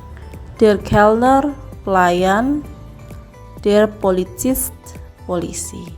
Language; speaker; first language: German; non-native, fluent; Indonesian